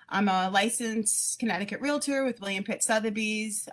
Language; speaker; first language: English; native; English